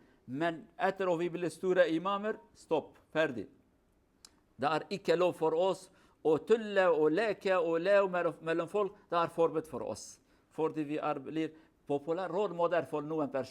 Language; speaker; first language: Swedish; non-native, learner; Kurdish